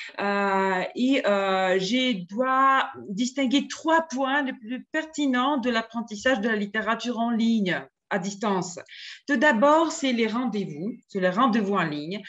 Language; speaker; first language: French; non-native, fluent; Georgian